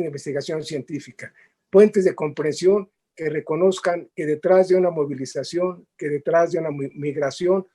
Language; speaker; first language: Spanish; native; Spanish